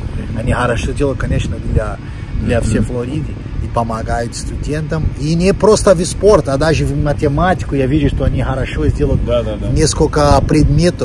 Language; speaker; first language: Russian; non-native, fluent; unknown